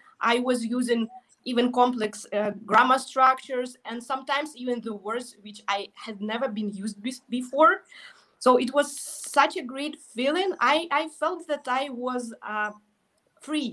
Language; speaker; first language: English; non-native, fluent; Russian